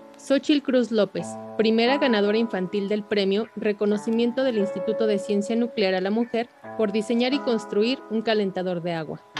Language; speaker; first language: Spanish; native; Spanish